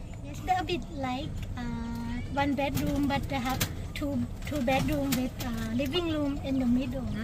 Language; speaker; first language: English; non-native, learner; Thai